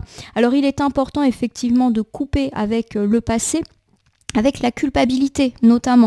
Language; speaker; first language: French; native; French